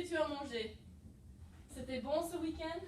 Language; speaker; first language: French; non-native, fluent; English